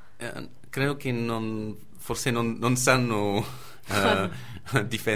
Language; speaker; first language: Italian; non-native, fluent; English